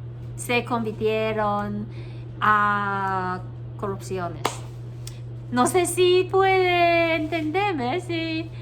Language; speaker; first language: Spanish; non-native, learner; Cantonese